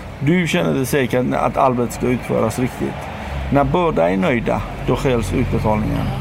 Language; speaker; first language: Swedish; early bilingual, other home language; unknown